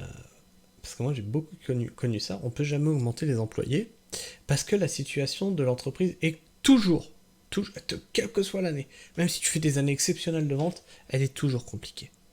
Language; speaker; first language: French; native; French